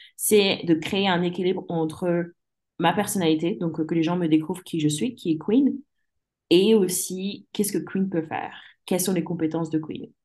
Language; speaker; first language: French; early bilingual, other home language; English